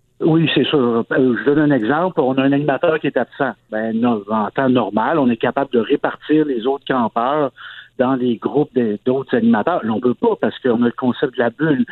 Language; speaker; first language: French; native; French